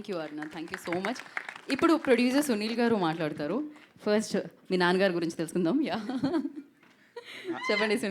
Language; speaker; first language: Telugu; native; Telugu